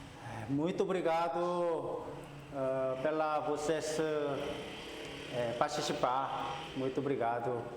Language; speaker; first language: Portuguese; non-native, learner; Korean